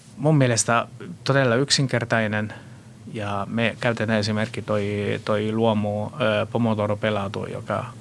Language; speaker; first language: Finnish; non-native, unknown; Italian